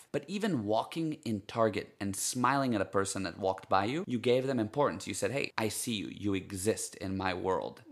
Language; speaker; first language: English; early bilingual, other home language; Hebrew